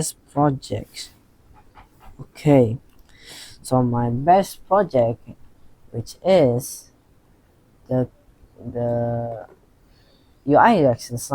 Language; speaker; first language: English; non-native, learner; Indonesian